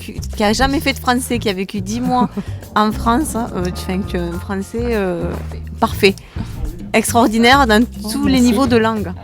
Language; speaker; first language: French; native; French